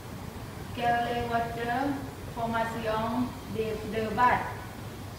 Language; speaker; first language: French; non-native, learner; Thai